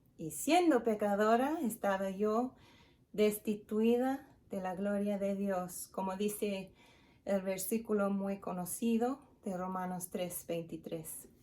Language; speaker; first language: Spanish; non-native, fluent; English